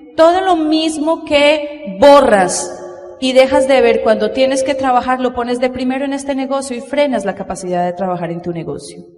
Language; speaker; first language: Spanish; native; Spanish